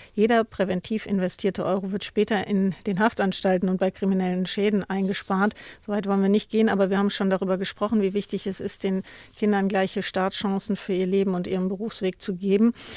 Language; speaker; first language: German; native; German